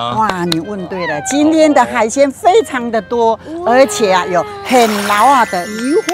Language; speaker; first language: Chinese; native; Chinese